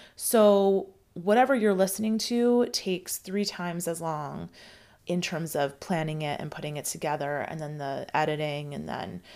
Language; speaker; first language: English; native; English